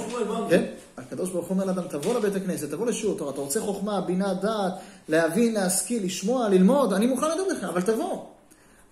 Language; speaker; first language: Hebrew; native; Hebrew